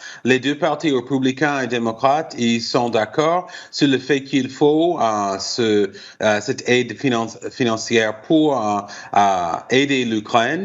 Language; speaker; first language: French; non-native, fluent; English